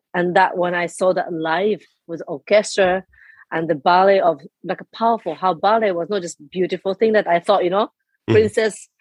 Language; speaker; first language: English; non-native, fluent; Japanese